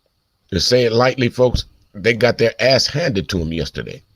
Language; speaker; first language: English; native; English